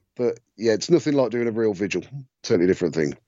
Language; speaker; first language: English; native; English